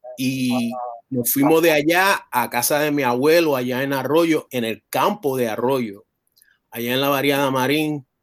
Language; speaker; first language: Spanish; early bilingual, other home language; English